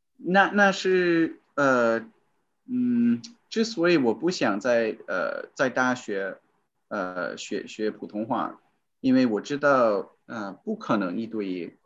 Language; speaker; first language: Chinese; non-native, fluent; English